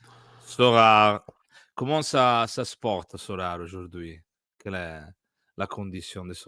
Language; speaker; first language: French; non-native, learner; Italian